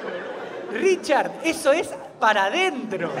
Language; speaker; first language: Spanish; native; Spanish